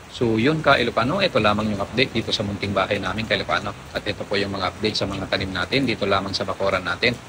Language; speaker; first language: Filipino; non-native, local second language; Iloko